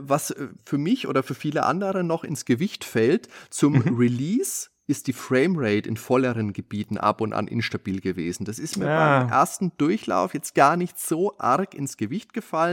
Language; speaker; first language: German; native; German